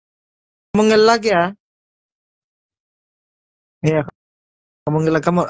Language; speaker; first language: Indonesian; non-native, learner; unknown